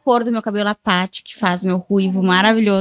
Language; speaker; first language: Portuguese; native; Portuguese